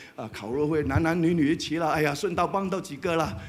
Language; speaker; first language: Chinese; non-native, fluent; Cantonese